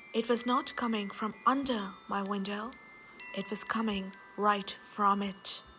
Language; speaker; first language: English; non-native, local second language; Hindi